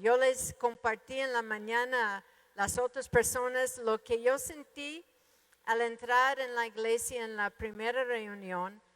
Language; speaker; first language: Spanish; non-native, fluent; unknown